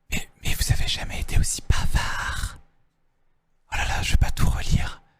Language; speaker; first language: French; native; French